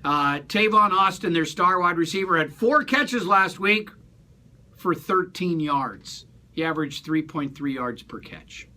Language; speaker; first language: English; native; English